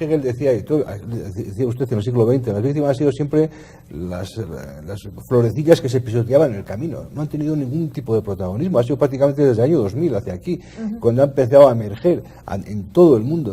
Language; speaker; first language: Spanish; native; Spanish